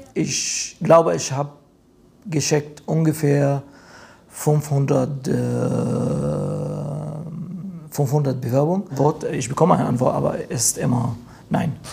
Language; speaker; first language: German; non-native, learner; Arabic